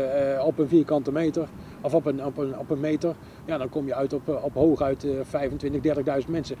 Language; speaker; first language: Dutch; native; Dutch